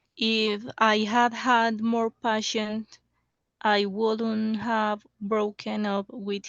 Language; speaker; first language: English; non-native, learner; Spanish